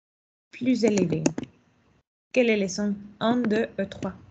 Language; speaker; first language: French; non-native, fluent; Spanish